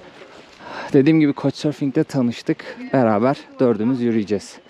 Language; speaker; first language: Turkish; native; Turkish